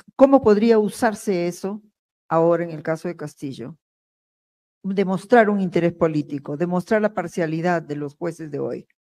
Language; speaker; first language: Spanish; native; Spanish